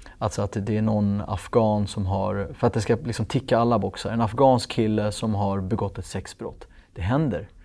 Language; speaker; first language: Swedish; early bilingual, other home language; Kurdish